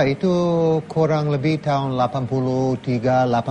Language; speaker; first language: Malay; non-native, fluent; English